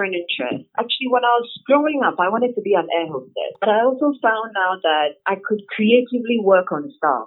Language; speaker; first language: English; non-native, local second language; Akan